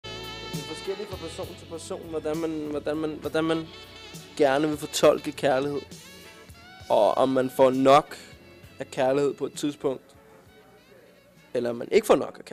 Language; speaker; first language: Danish; native; Danish